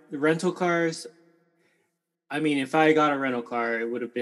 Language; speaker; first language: English; native; English